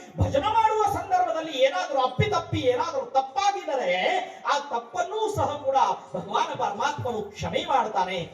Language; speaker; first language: Kannada; non-native, local second language; Marathi